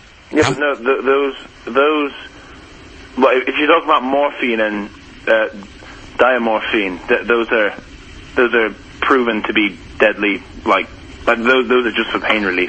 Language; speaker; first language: English; early bilingual, other home language; Persian